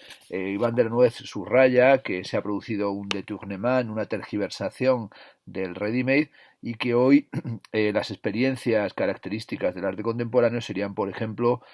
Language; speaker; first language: Spanish; native; Spanish